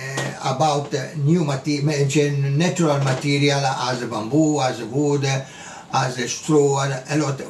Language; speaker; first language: English; non-native, learner; Italian